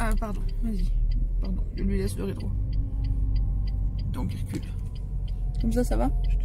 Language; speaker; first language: French; native; French